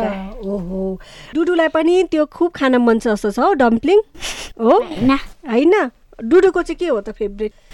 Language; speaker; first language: Nepali; native; Nepali